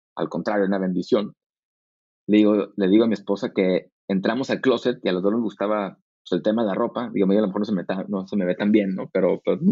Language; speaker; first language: Spanish; native; Spanish